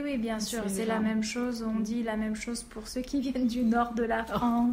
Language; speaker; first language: French; native; French